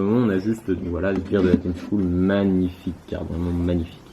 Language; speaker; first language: French; native; French